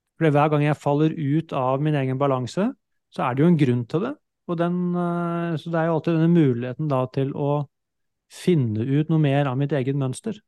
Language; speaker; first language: Norwegian; native; Norwegian